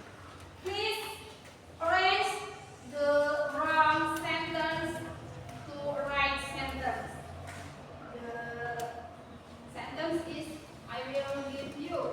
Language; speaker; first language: English; non-native, learner; Indonesian